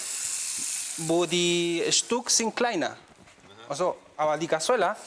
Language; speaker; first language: German; non-native, learner; Spanish